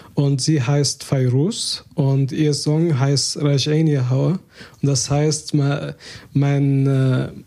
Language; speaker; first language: German; non-native, learner; Arabic